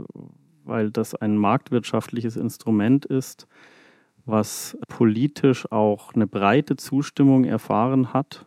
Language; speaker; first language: German; native; German